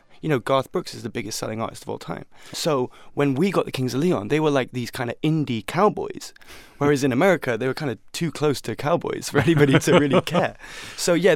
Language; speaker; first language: English; native; English